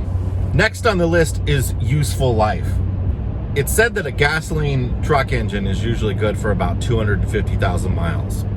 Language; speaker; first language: English; native; English